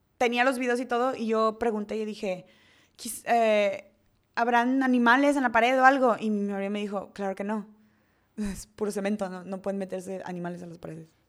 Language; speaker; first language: Spanish; early bilingual, heritage; Spanish